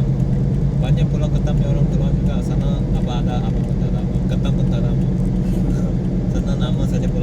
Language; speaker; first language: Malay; non-native, local second language; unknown